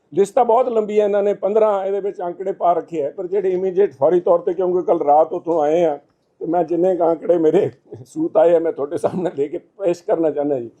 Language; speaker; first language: Punjabi; native; Punjabi